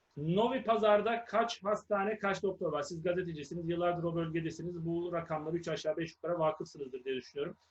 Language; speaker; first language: Turkish; native; Turkish